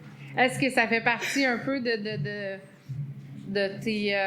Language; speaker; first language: French; native; French